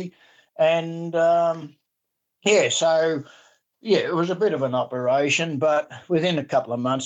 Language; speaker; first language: English; native; English